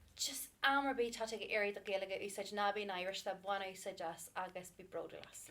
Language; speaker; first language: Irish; non-native, local second language; English